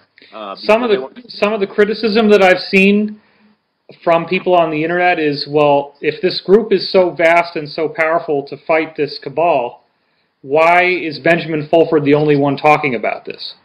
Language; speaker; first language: English; native; English